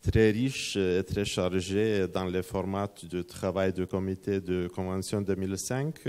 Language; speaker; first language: French; non-native, fluent; Lithuanian